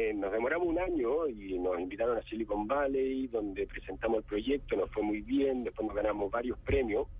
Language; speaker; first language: Spanish; native; Spanish